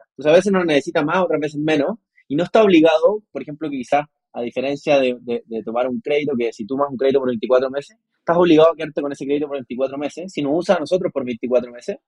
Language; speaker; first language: Spanish; native; Spanish